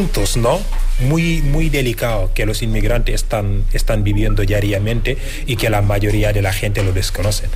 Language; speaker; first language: Spanish; non-native, fluent; Wolof